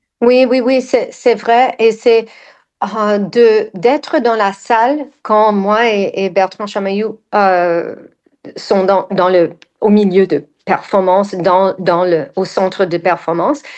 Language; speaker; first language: French; non-native, fluent; English